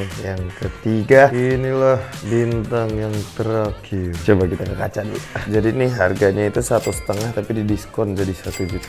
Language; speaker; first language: Indonesian; native; Indonesian